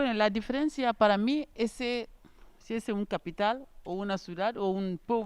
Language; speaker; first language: Spanish; non-native, learner; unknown